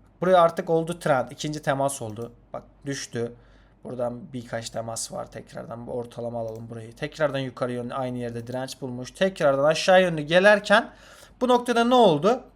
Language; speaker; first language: Turkish; non-native, fluent; Azerbaijani